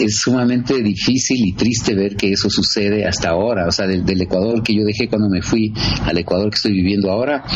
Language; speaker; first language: Spanish; native; Spanish